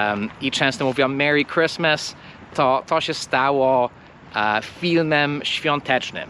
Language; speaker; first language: Polish; early bilingual, heritage; English